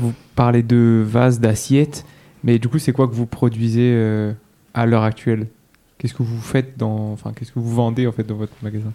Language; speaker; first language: French; native; French